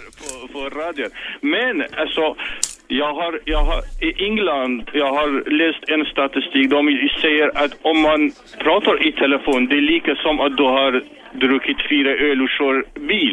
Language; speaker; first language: Swedish; non-native, learner; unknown